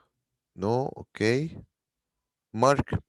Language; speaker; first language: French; non-native, fluent; Arabic